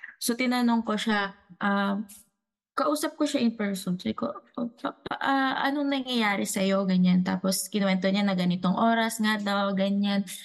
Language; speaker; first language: Filipino; non-native, local second language; Cebuano